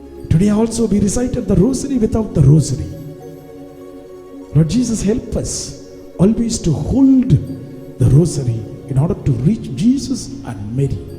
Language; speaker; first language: English; non-native, local second language; Tamil